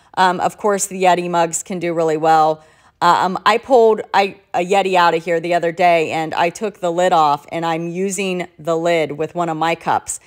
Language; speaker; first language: English; native; English